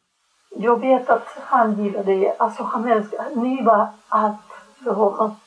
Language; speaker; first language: Swedish; non-native, fluent; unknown